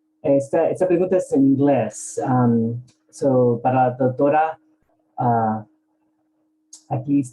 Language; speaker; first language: Spanish; early bilingual, heritage; Spanish